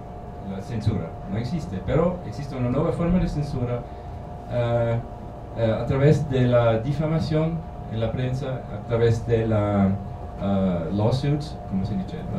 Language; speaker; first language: Spanish; non-native, learner; German